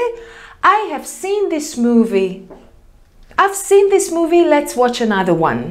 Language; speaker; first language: English; non-native, fluent; Hebrew